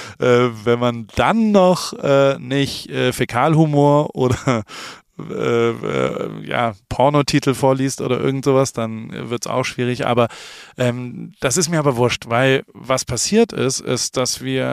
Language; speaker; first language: German; native; German